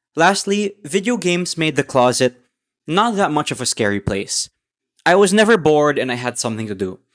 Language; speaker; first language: English; non-native, local second language; Filipino